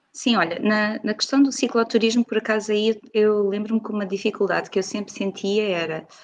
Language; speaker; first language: Portuguese; native; Portuguese